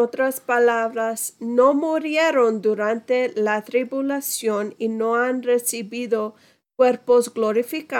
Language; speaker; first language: Spanish; non-native, fluent; English